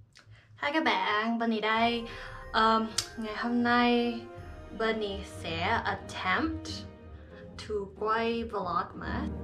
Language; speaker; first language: Vietnamese; early bilingual, heritage; Vietnamese